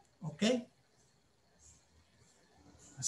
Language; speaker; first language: Spanish; native; Spanish